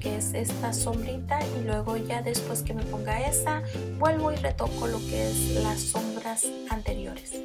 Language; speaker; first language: Spanish; native; Spanish